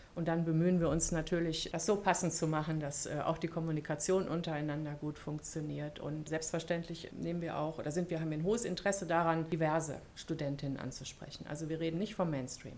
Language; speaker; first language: German; early bilingual, other home language; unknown